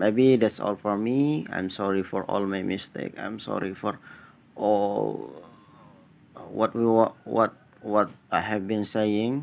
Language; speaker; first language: English; non-native, learner; Indonesian